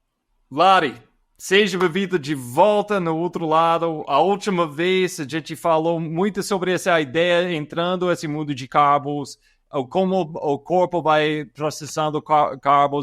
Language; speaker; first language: Portuguese; non-native, fluent; English